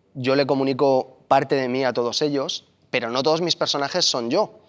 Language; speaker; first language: Spanish; native; Spanish